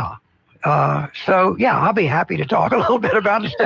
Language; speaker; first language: English; native; English